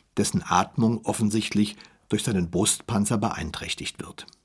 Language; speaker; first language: German; native; German